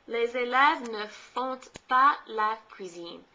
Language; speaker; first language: French; non-native, fluent; English